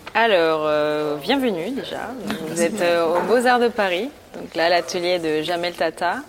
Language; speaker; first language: French; early bilingual, other home language; Spanish